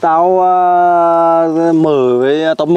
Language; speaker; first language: Vietnamese; native; Vietnamese